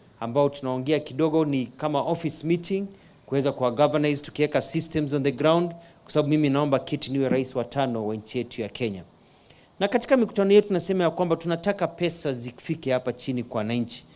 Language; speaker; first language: Swahili; non-native, local second language; Kamba